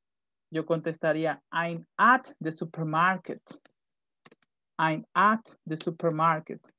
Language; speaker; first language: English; non-native, fluent; Spanish